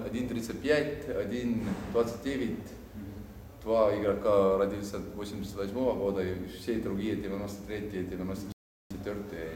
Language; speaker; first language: Russian; non-native, learner; Lithuanian